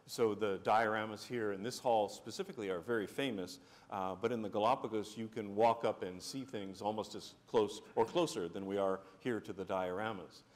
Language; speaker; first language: English; native; English